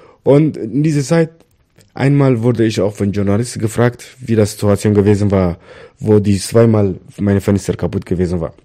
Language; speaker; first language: German; non-native, fluent; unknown